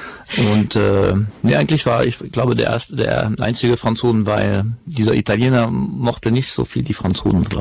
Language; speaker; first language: German; non-native, fluent; French